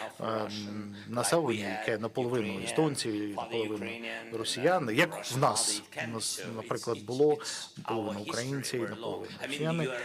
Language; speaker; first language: Ukrainian; non-native, local second language; Russian